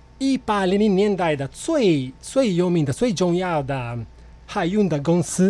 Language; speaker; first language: Chinese; non-native, fluent; Italian